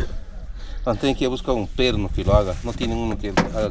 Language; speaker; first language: Spanish; native; Spanish